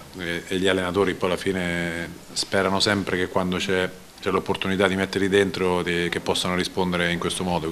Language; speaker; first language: Italian; native; Italian